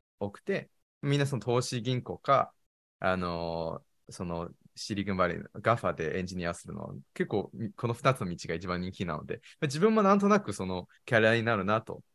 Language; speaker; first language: Japanese; non-native, fluent; Chinese